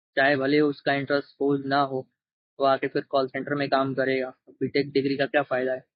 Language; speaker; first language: Hindi; native; Hindi